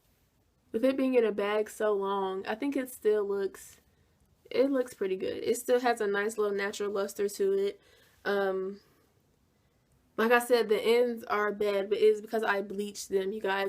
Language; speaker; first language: English; native; English